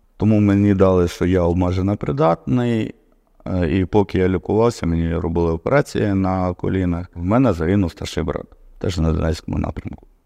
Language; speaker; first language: Ukrainian; non-native, local second language; Russian